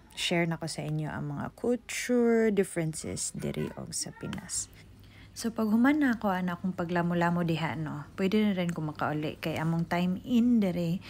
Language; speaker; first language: Cebuano; native; Cebuano